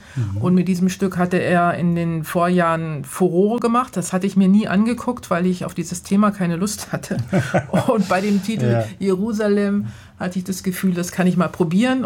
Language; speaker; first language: German; native; German